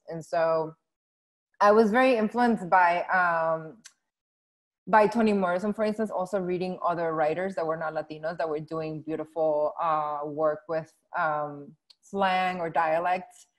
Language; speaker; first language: English; non-native, fluent; Spanish